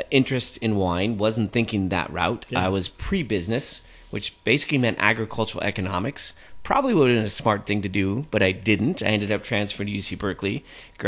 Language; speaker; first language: English; native; English